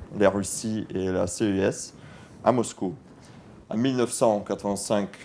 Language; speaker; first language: French; non-native, fluent; Russian